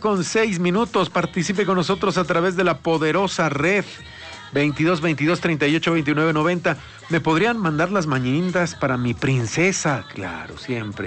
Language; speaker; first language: Spanish; native; Spanish